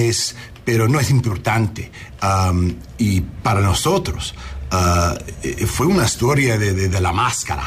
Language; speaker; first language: Spanish; non-native, learner; English